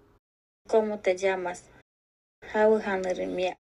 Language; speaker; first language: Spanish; non-native, local second language; Shipibo-Conibo